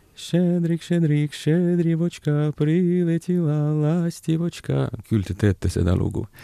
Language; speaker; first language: Estonian; non-native, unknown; Ukrainian